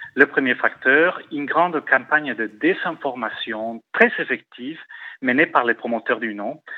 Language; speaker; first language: French; non-native, fluent; Spanish